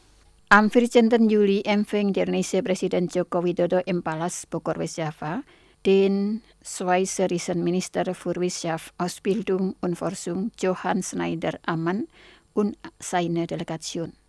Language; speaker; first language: German; non-native, learner; Indonesian